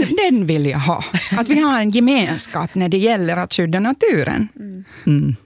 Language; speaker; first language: Swedish; native; Swedish